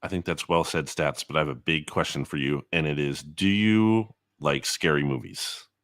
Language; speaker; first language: English; native; English